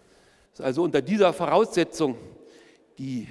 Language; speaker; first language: German; native; German